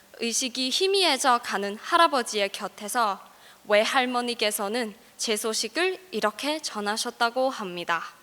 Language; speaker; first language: Korean; non-native, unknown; Cantonese